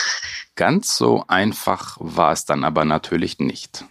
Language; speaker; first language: German; native; German